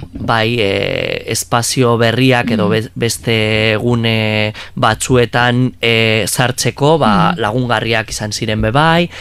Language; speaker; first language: Basque; non-native, local second language; Spanish